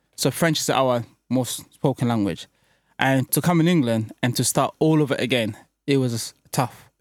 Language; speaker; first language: English; early bilingual, other home language; French